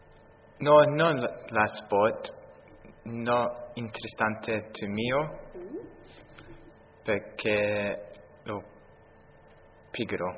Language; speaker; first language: Italian; non-native, learner; English